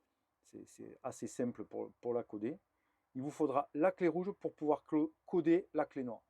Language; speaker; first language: French; native; French